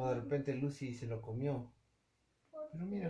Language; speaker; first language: Spanish; native; Spanish